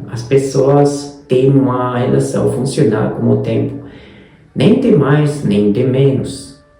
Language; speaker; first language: Portuguese; non-native, fluent; Hungarian